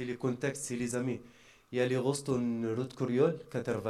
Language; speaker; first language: French; non-native, learner; Arabic